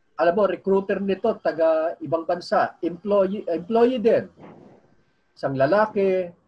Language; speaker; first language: Filipino; native; Filipino